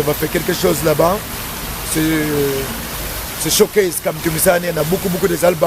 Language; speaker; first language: French; non-native, learner; English